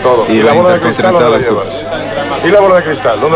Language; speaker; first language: Spanish; native; Spanish